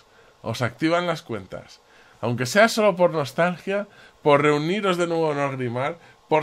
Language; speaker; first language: Spanish; native; Spanish